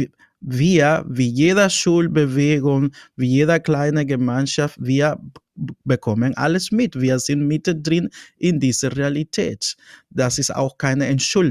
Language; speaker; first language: German; non-native, fluent; Spanish